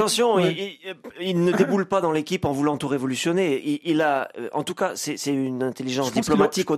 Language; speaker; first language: French; native; French